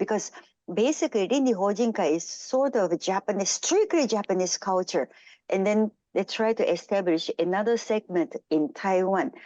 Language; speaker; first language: English; non-native, fluent; Japanese